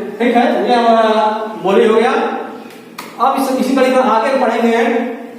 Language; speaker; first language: Hindi; native; Hindi